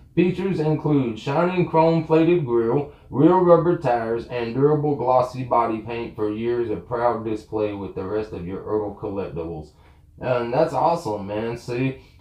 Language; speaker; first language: English; native; English